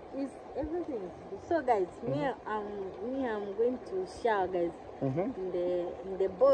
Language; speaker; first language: English; non-native, learner; Swahili